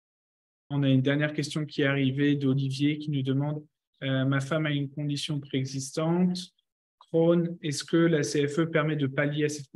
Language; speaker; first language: French; native; French